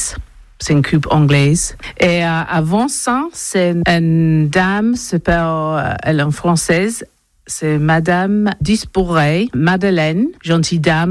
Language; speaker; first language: French; non-native, learner; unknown